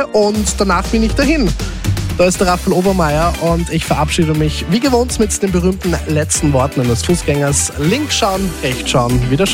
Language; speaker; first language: German; native; German